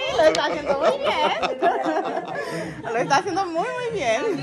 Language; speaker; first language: Spanish; non-native, fluent; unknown